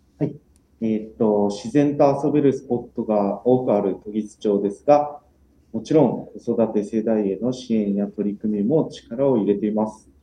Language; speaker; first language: Japanese; native; Japanese